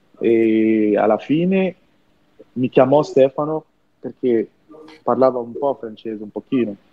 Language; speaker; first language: Italian; non-native, fluent; French